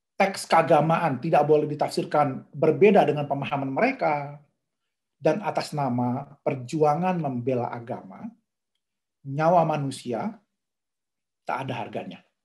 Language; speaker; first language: Indonesian; native; Indonesian